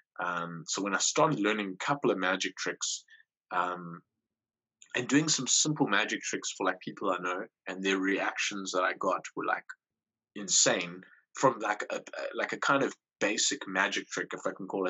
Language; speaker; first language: English; native; English